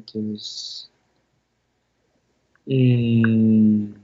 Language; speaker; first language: English; non-native, learner; Vietnamese